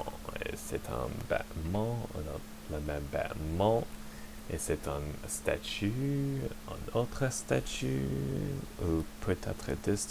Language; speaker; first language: French; non-native, learner; English